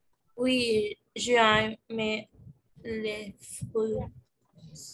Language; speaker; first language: French; non-native, learner; Spanish